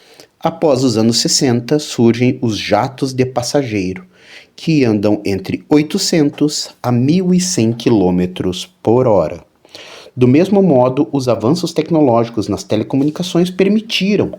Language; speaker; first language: Portuguese; native; Portuguese